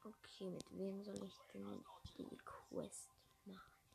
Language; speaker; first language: German; native; German